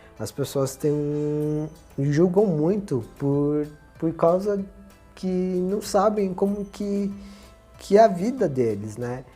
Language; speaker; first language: Portuguese; native; Portuguese